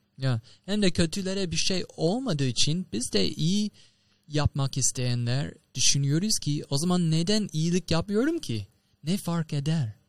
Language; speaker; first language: Turkish; non-native, fluent; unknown